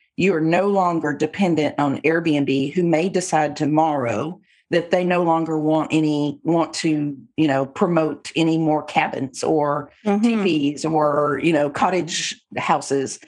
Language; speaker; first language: English; native; English